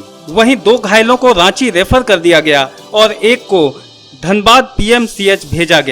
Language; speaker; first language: Hindi; native; Hindi